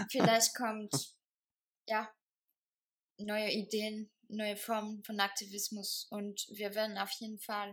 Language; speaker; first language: German; non-native, fluent; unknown